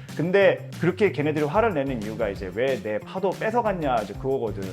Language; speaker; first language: Korean; early bilingual, heritage; Korean